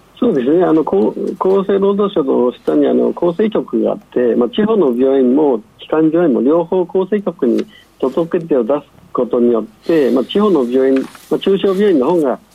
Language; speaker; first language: Japanese; non-native, fluent; Chinese